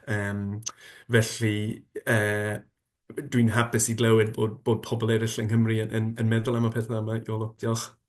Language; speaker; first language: Welsh; non-native, fluent; English